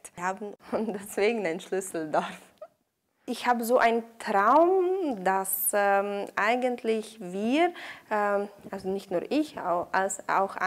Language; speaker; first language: German; early bilingual, heritage; German